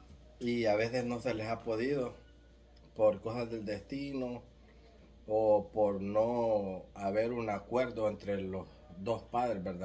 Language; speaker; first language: Spanish; native; Spanish